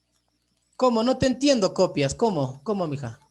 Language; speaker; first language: Spanish; native; Spanish